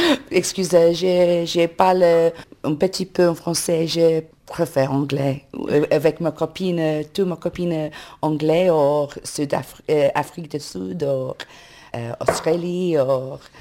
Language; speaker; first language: French; non-native, learner; English